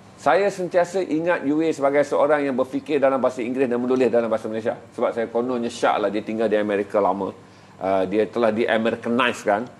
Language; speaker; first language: Malay; native; Malay